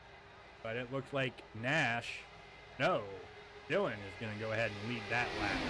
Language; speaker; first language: English; native; English